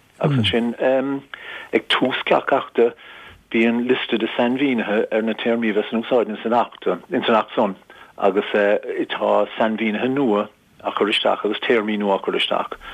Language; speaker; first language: Irish; native; Irish